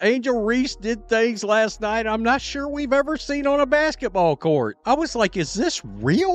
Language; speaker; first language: English; native; English